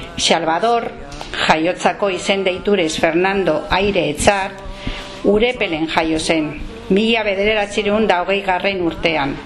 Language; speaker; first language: Basque; non-native, local second language; Spanish